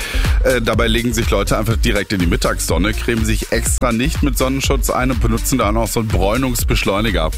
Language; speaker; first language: German; native; German